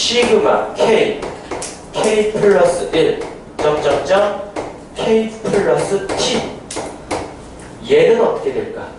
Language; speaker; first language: Korean; native; Korean